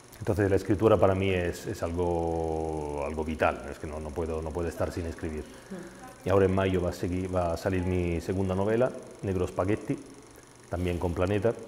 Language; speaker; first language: Spanish; non-native, fluent; Italian